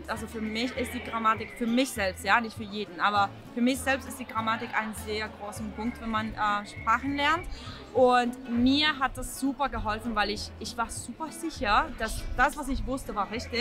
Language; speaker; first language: German; non-native, fluent; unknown